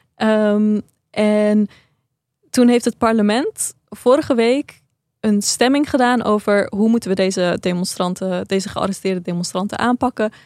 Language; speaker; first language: Dutch; early bilingual, other home language; Persian